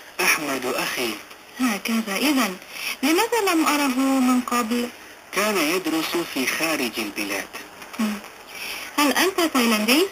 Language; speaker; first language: Arabic; non-native, fluent; Malay